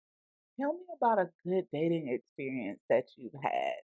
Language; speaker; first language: English; native; English